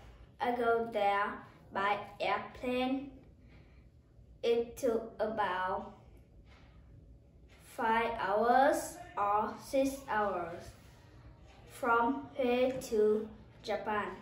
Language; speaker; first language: English; non-native, learner; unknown